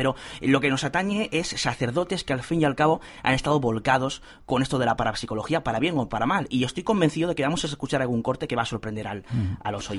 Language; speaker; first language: Spanish; native; Spanish